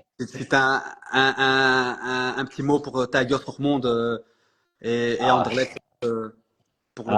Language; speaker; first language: French; native; French